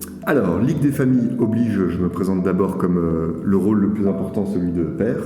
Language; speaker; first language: French; native; French